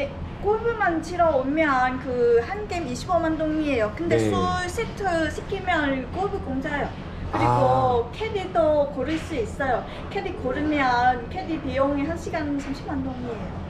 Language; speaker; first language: Korean; non-native, local second language; Vietnamese